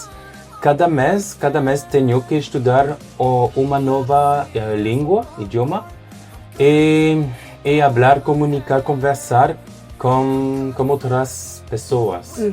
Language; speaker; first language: Portuguese; non-native, learner; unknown